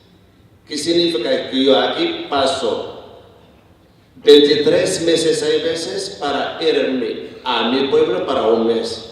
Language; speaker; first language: Spanish; non-native, learner; Arabic